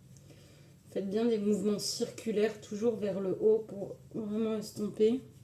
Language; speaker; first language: French; native; French